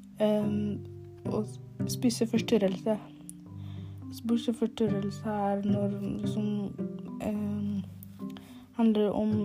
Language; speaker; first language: Norwegian; non-native, learner; Arabic